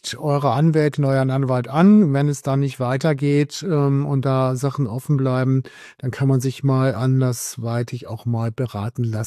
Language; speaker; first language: German; native; German